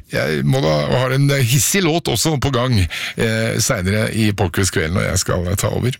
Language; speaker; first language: Norwegian; native; Norwegian